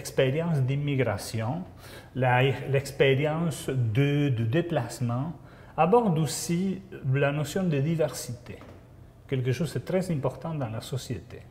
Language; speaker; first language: French; non-native, fluent; Spanish